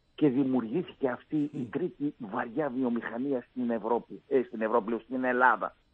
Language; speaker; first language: Greek; non-native, fluent; Arabic